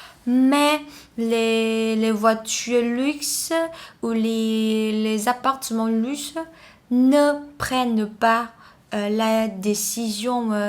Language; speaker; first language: French; non-native, learner; Vietnamese